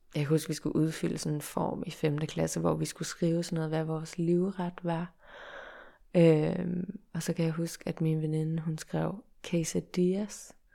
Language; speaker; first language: Danish; early bilingual, heritage; Danish